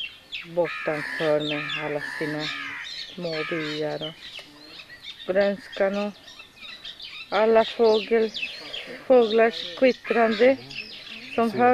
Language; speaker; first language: Swedish; non-native, fluent; Spanish